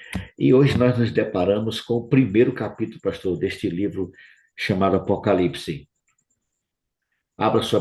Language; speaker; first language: Portuguese; native; Portuguese